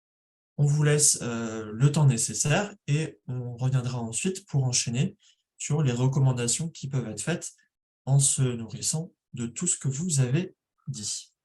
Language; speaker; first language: French; native; French